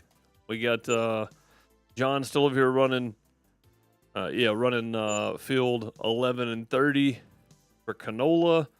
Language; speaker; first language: English; native; English